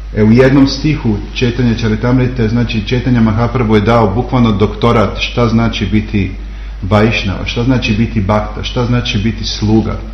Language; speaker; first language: Serbian; native; Serbian